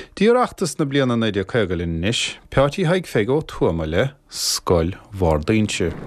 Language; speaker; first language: Irish; native; Irish